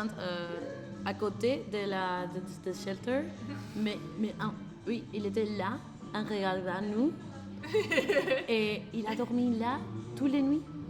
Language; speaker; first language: French; non-native, learner; Spanish